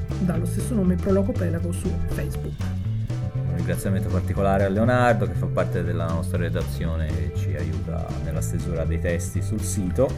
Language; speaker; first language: Italian; native; Italian